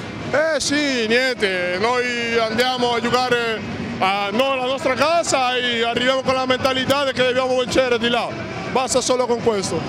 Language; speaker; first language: Italian; non-native, learner; Spanish